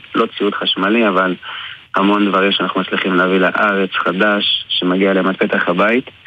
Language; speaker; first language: Hebrew; early bilingual, other home language; English